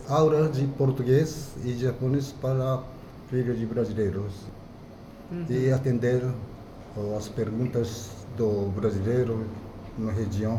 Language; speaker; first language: Portuguese; non-native, fluent; Japanese